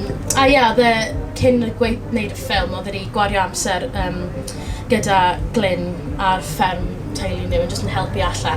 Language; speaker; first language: Welsh; non-native, local second language; English